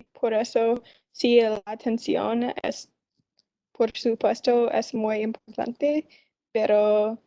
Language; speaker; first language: Spanish; non-native, learner; English